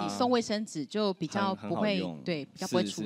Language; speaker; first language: Chinese; native; Chinese